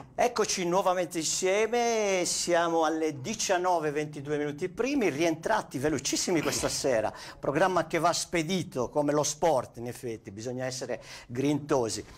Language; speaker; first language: Italian; native; Italian